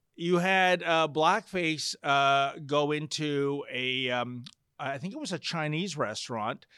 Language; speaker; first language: English; native; English